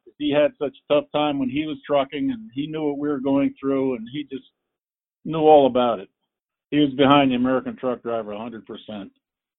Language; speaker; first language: English; native; English